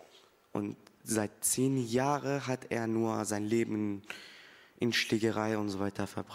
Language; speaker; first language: German; early bilingual, other home language; Persian